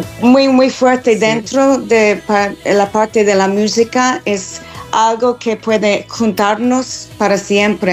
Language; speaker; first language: Spanish; non-native, fluent; English